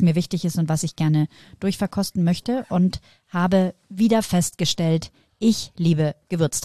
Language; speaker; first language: German; native; German